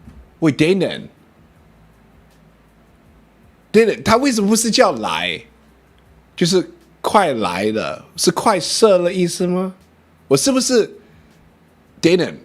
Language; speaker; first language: Chinese; non-native, learner; English